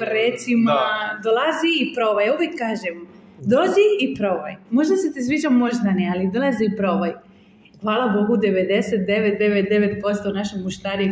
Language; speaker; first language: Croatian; non-native, learner; Spanish